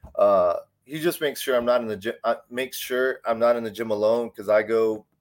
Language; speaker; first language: English; native; English